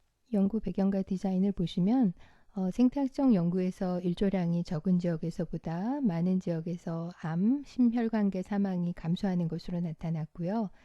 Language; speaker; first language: Korean; native; Korean